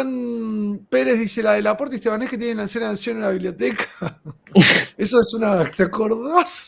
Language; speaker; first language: Spanish; native; Spanish